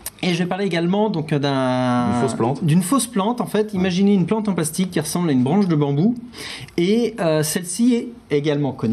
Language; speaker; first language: French; native; French